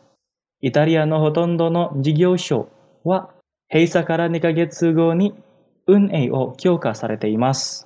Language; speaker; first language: Japanese; non-native, fluent; Indonesian